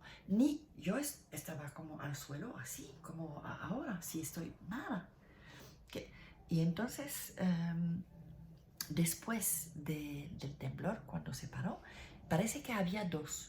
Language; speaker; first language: Spanish; non-native, learner; French